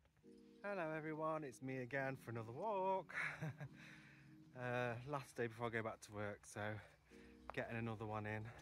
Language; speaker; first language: English; native; English